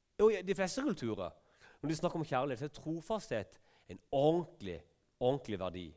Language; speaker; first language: Norwegian; native; Norwegian